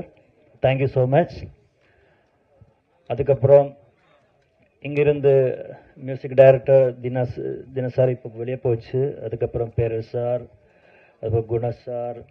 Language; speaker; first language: Tamil; non-native, learner; Malayalam